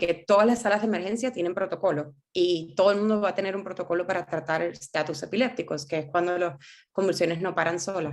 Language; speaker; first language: Spanish; native; Spanish